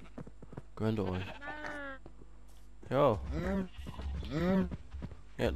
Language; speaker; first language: German; native; German